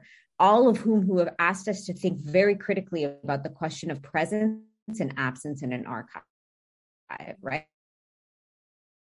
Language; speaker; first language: English; native; English